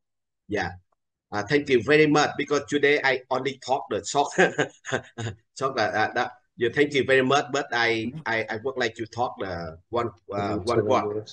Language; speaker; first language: English; non-native, learner; Vietnamese